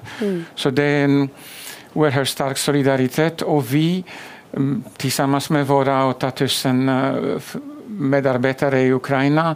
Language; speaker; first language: Swedish; non-native, fluent; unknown